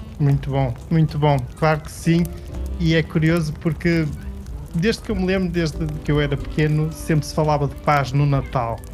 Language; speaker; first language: Portuguese; early bilingual, heritage; Portuguese